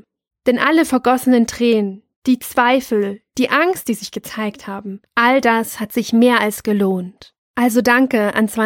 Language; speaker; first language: German; native; German